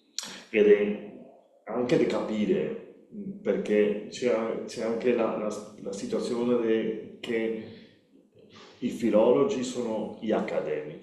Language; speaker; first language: Italian; non-native, learner; Spanish